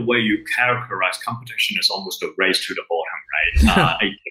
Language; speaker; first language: English; non-native, local second language; Cantonese